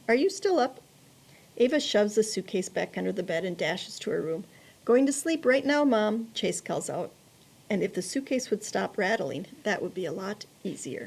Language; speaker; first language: English; native; English